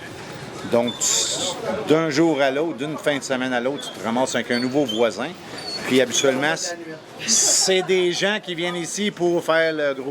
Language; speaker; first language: French; native; French